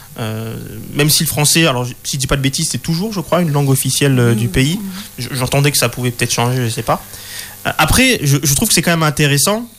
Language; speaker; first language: French; early bilingual, other home language; Arabic